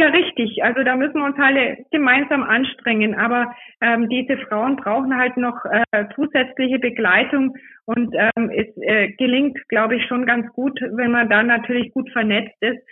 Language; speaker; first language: German; native; German